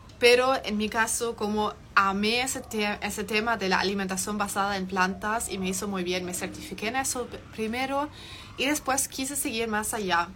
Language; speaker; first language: Spanish; non-native, fluent; German